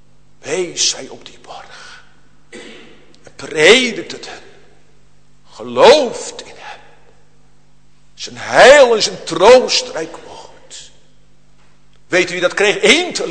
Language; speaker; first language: Dutch; native; Dutch